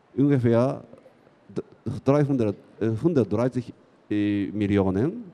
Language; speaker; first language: German; non-native, fluent; Japanese